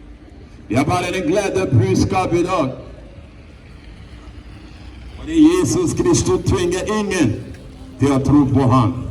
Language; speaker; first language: Norwegian; non-native, fluent; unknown